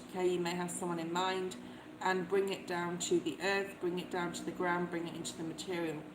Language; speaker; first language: English; native; English